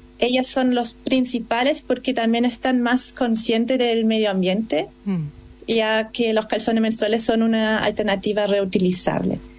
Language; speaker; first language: Spanish; non-native, fluent; German